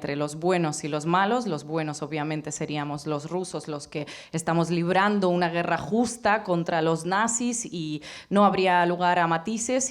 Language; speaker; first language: Spanish; non-native, fluent; Russian